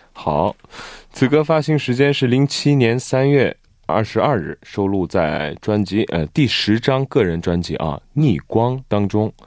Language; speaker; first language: Chinese; non-native, fluent; Korean